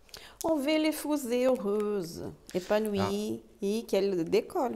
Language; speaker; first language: French; non-native, fluent; Portuguese